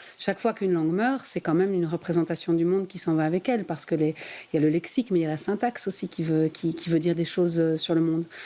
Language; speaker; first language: French; native; French